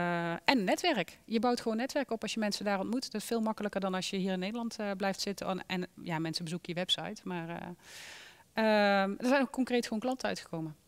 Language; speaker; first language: Dutch; native; Dutch